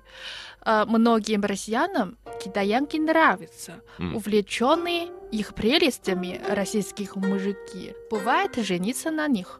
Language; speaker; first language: Russian; non-native, fluent; Chinese